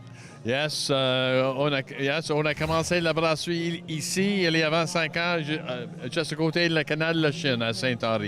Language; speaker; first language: French; non-native, local second language; English